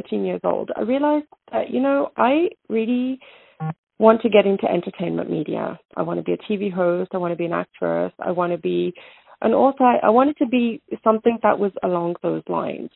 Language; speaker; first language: English; native; English